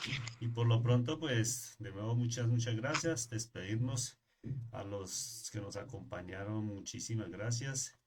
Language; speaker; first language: Spanish; native; Spanish